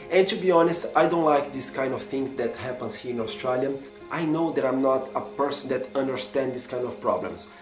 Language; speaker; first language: English; non-native, fluent; Portuguese